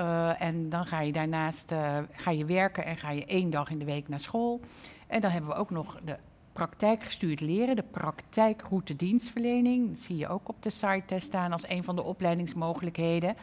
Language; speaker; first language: Dutch; native; Dutch